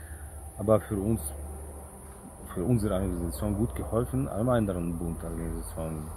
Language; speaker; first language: German; non-native, learner; Chechen